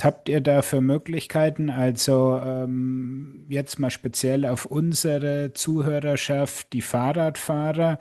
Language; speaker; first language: German; native; German